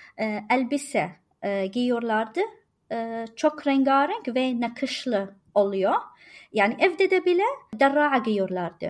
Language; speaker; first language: Turkish; non-native, learner; Arabic